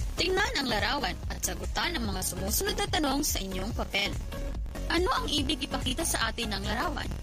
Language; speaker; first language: Filipino; non-native, local second language; Hiligaynon